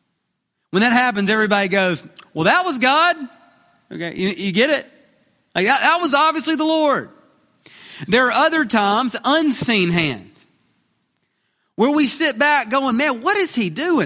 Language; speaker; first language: English; native; English